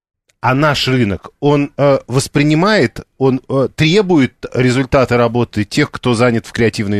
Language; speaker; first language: Russian; native; Russian